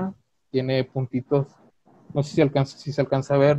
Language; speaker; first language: Spanish; native; Spanish